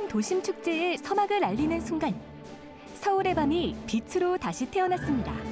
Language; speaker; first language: Korean; native; Korean